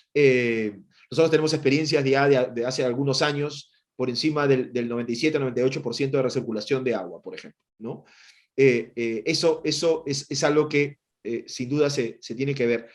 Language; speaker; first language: Spanish; native; Spanish